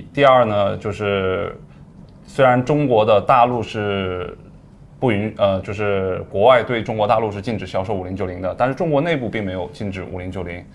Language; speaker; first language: Chinese; native; Chinese